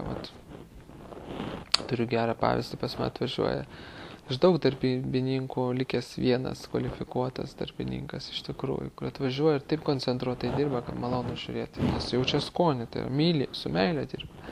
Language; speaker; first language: Lithuanian; native; Lithuanian